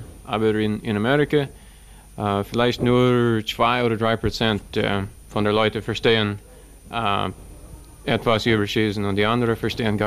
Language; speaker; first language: German; non-native, learner; English